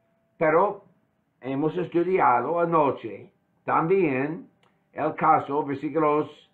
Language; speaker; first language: Spanish; non-native, fluent; English